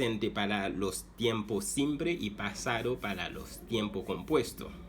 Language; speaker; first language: Spanish; non-native, fluent; Haitian Creole